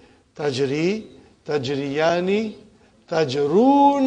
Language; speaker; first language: Arabic; non-native, fluent; English